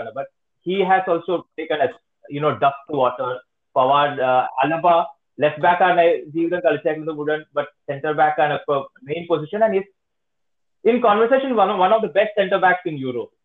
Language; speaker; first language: English; non-native, local second language; Malayalam